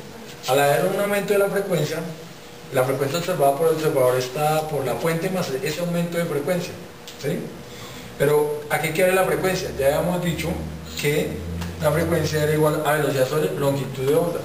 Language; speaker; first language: Spanish; native; Spanish